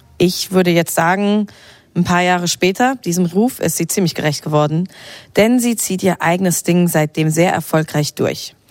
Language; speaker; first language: German; native; German